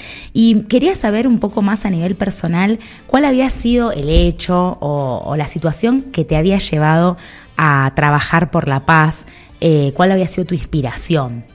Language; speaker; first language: Spanish; native; Spanish